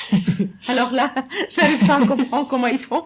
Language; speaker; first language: French; non-native, fluent; Greek